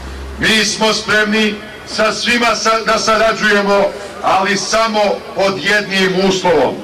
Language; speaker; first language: Bosnian; native; Bosnian